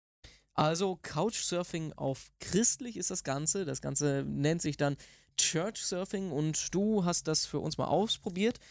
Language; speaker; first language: German; native; German